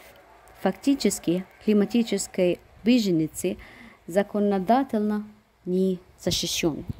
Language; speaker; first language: Russian; non-native, fluent; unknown